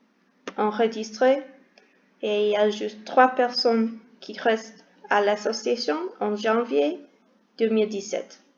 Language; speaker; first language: French; non-native, learner; English